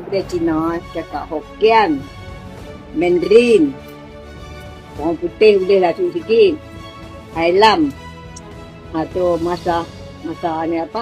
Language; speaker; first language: Malay; non-native, local second language; Min Nan Chinese